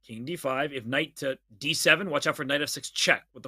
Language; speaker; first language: English; native; English